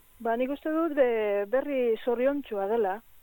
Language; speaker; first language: Basque; non-native, learner; Spanish